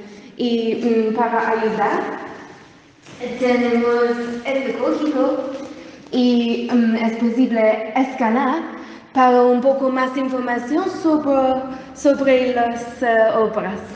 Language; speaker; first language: Spanish; non-native, learner; English